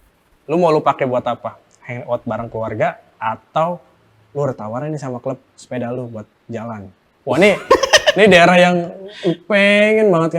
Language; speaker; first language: Indonesian; native; Indonesian